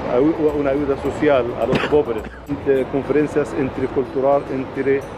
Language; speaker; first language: Spanish; non-native, fluent; Arabic